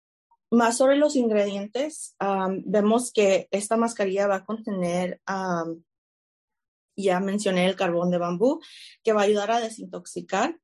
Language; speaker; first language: Spanish; early bilingual, heritage; Spanish